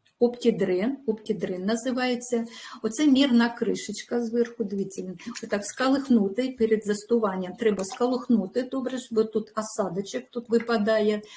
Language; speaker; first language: Ukrainian; non-native, local second language; Russian